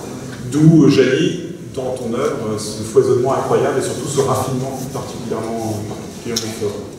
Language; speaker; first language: French; native; French